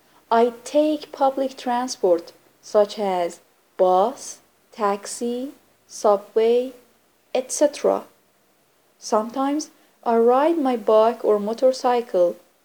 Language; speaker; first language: English; non-native, fluent; Persian